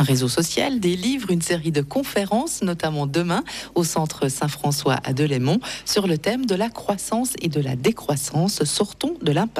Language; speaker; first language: French; native; French